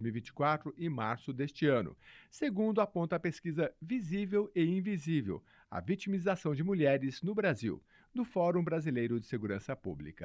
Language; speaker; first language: Portuguese; native; Portuguese